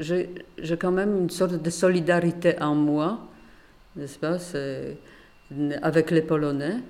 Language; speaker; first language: French; non-native, fluent; Polish